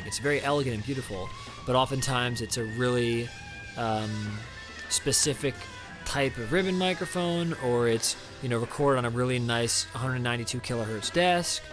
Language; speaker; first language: English; native; English